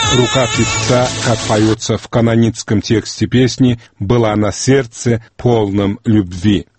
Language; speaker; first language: Russian; non-native, local second language; Uzbek